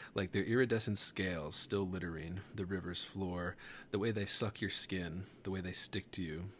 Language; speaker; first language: English; native; English